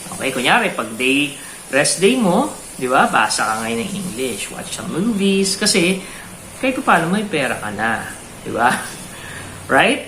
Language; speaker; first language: Filipino; native; Filipino